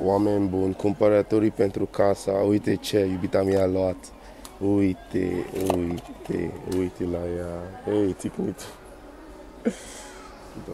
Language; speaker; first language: Romanian; non-native, learner; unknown